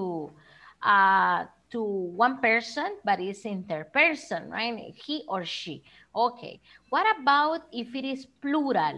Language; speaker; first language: English; non-native, fluent; Spanish